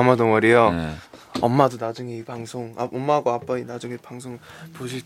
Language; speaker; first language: Korean; early bilingual, heritage; Korean